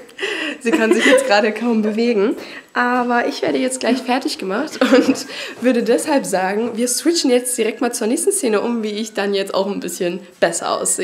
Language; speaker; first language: German; native; German